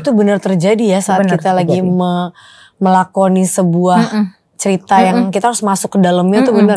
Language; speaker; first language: Indonesian; native; Indonesian